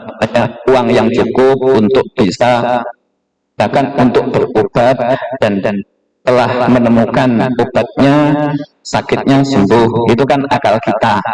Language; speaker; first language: Indonesian; non-native, local second language; Javanese